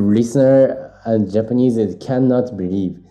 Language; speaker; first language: English; non-native, learner; Georgian